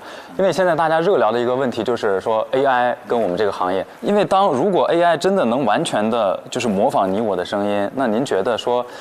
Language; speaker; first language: Chinese; native; Chinese